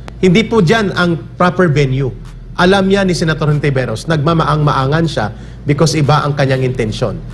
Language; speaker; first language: Filipino; native; Filipino